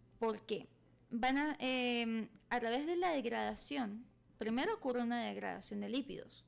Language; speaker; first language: Spanish; native; Spanish